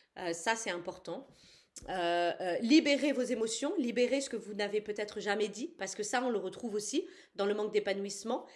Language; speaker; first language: French; native; French